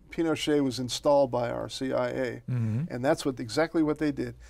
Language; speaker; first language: English; native; English